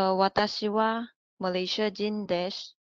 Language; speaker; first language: Japanese; non-native, learner; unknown